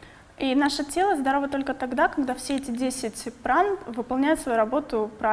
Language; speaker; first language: Russian; native; Russian